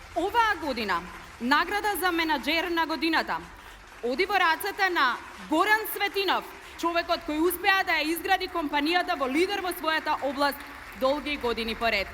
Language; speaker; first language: Macedonian; native; Macedonian